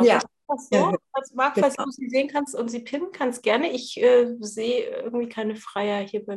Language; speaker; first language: German; native; German